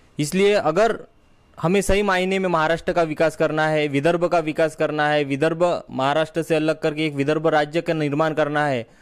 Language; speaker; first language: Hindi; non-native, local second language; Marathi